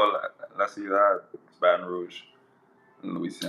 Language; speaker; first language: Spanish; non-native, learner; English